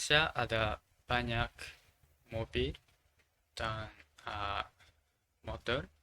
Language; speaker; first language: Indonesian; non-native, learner; Japanese